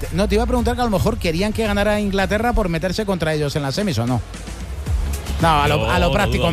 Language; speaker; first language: Spanish; native; Spanish